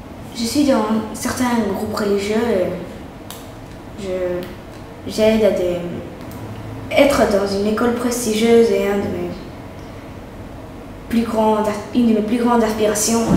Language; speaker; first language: French; non-native, fluent; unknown